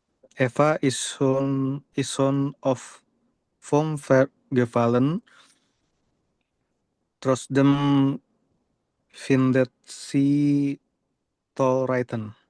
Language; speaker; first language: German; non-native, learner; Indonesian